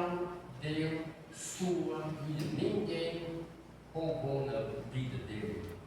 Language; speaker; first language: Portuguese; non-native, fluent; English